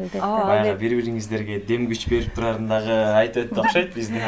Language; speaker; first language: Kyrgyz; native; Kyrgyz